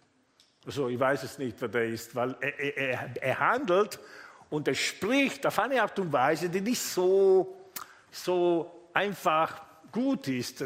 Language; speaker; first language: German; non-native, fluent; Italian